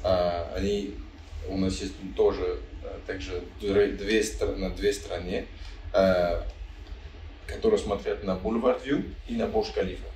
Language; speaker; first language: Russian; non-native, fluent; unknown